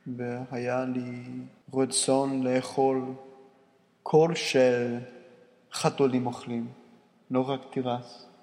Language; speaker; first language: Hebrew; non-native, learner; English